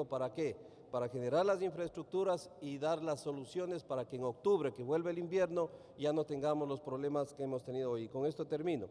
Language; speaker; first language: Spanish; native; Spanish